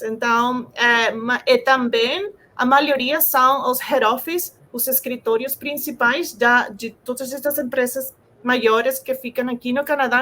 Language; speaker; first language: Portuguese; non-native, fluent; Spanish